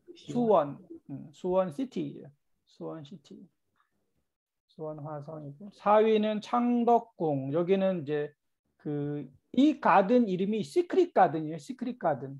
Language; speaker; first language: Korean; native; Korean